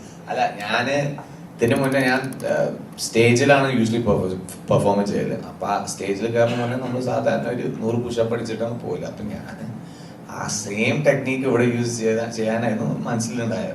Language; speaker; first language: Malayalam; native; Malayalam